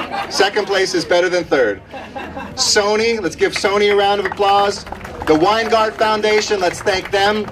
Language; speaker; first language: English; early bilingual, other home language; Spanish